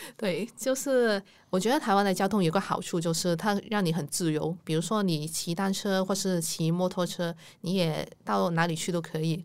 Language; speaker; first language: Chinese; non-native, local second language; Cantonese